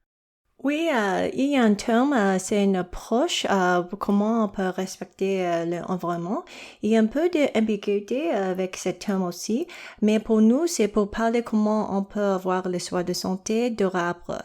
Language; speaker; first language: French; non-native, local second language; English